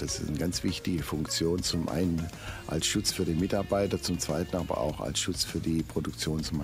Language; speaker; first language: German; native; German